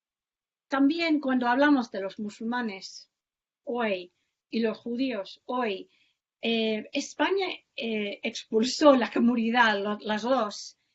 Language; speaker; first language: Spanish; non-native, fluent; English